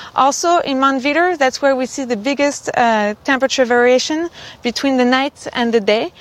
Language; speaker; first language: English; non-native, fluent; French